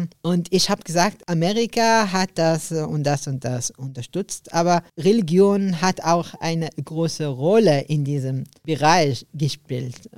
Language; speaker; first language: German; non-native, learner; Arabic